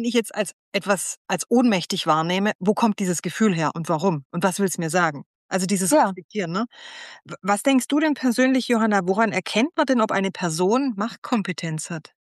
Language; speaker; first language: German; native; German